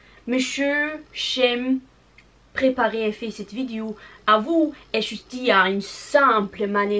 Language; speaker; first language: French; non-native, learner; English